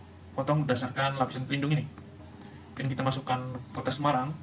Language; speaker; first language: Indonesian; native; Indonesian